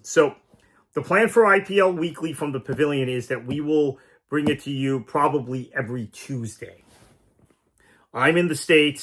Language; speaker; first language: English; native; English